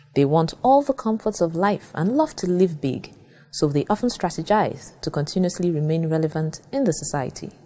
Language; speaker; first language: English; non-native, local second language; Yoruba